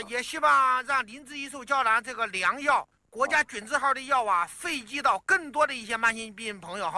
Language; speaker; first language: Chinese; native; Chinese